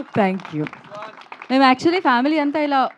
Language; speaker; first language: Telugu; non-native, learner; Kannada